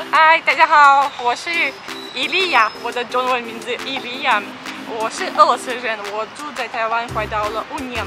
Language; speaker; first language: Chinese; non-native, learner; Russian